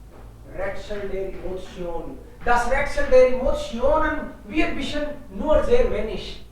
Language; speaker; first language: German; non-native, fluent; Hindi